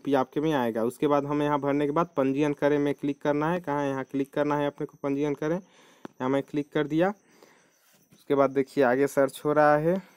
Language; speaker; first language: Hindi; native; Hindi